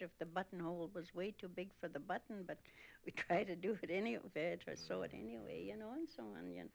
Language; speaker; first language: English; non-native, fluent; Russian